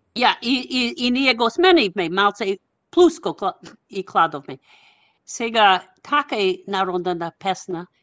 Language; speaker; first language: Macedonian; non-native, fluent; English